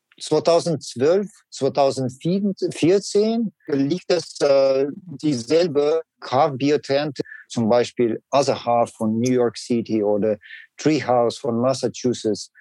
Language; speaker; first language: German; non-native, learner; Russian